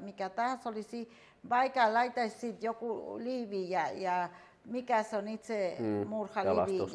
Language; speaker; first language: Finnish; non-native, fluent; Spanish